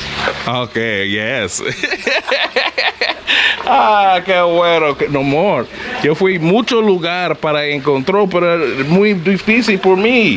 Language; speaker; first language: Spanish; non-native, learner; English